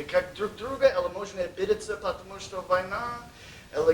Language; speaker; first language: Russian; non-native, learner; English